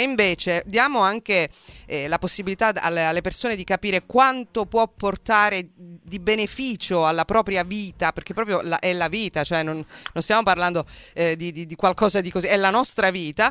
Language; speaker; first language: Italian; native; Italian